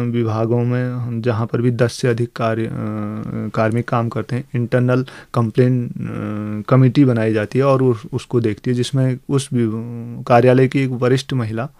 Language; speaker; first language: Hindi; native; Hindi